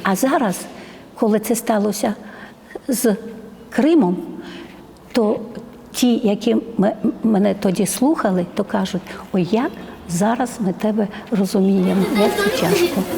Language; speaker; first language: Ukrainian; non-native, fluent; Georgian